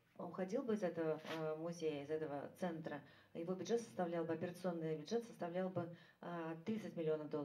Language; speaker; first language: Russian; native; Russian